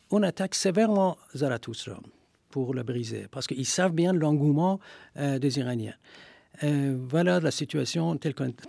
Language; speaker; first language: French; non-native, fluent; Persian